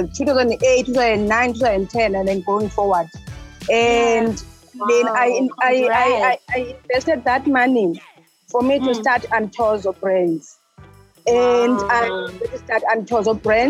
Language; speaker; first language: English; non-native, local second language; Xhosa